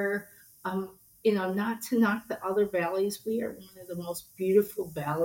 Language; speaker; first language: English; native; English